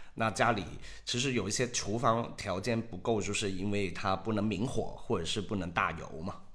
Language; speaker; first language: Chinese; non-native, local second language; Cantonese